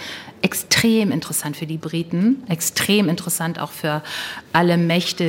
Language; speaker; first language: German; native; German